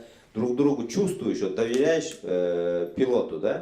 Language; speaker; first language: Russian; non-native, local second language; Kyrgyz